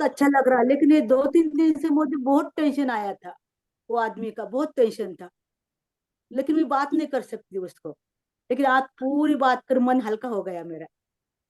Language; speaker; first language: Hindi; non-native, local second language; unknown